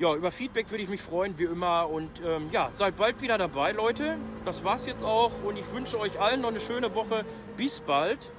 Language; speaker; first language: German; native; German